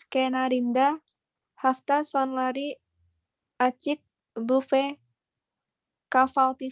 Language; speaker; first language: Turkish; non-native, learner; Indonesian